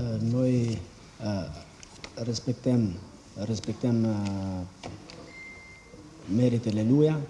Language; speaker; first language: Romanian; non-native, learner; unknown